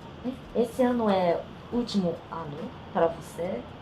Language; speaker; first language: Portuguese; non-native, learner; Japanese